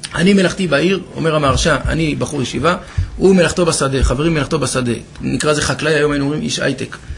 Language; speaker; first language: Hebrew; native; Hebrew